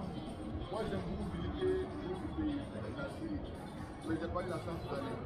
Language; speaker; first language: French; non-native, learner; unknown